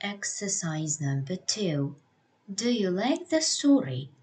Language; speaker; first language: English; non-native, fluent; Ukrainian